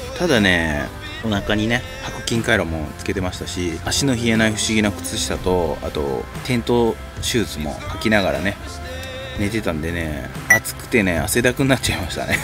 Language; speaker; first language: Japanese; native; Japanese